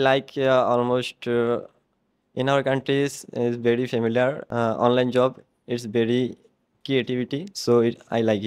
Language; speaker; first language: English; non-native, learner; Bangla